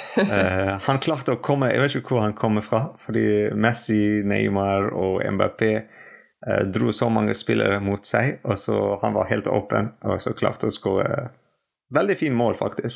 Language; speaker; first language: Norwegian; non-native, fluent; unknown